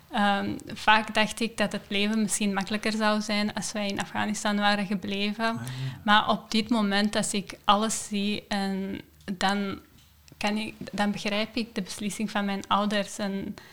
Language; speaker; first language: Dutch; non-native, fluent; Persian